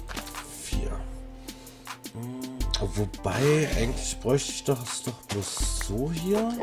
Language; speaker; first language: German; native; German